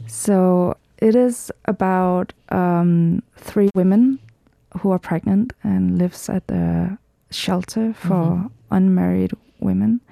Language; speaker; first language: English; early bilingual, heritage; Danish